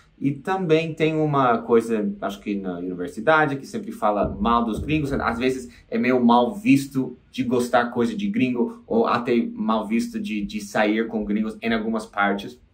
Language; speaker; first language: Portuguese; non-native, fluent; English